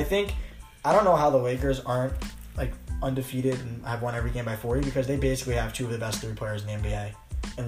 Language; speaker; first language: English; native; English